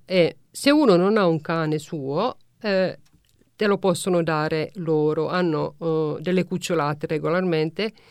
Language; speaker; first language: Italian; non-native, fluent; Finnish